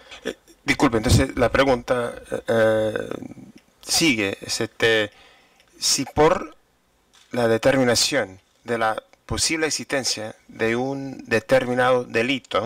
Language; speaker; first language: Spanish; non-native, fluent; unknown